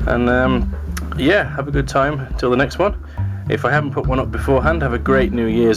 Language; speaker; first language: English; native; English